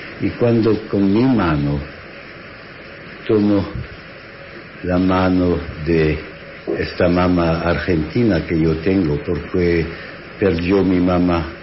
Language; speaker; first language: Spanish; non-native, fluent; English